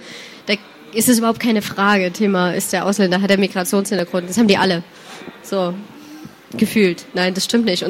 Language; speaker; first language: German; native; German